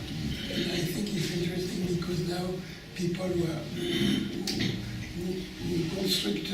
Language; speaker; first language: English; non-native, learner; French